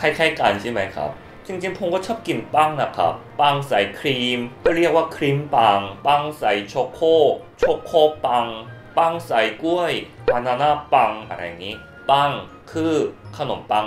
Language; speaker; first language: Thai; non-native, fluent; Korean